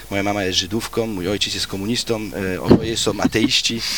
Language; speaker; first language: Polish; early bilingual, heritage; Polish